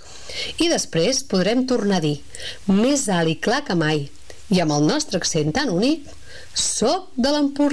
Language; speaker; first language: Catalan; native; Catalan